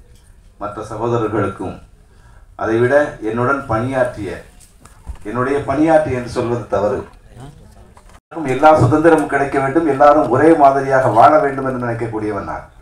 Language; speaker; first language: Tamil; native; Tamil